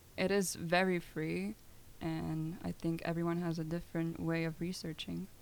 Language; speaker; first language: English; non-native, fluent; Lithuanian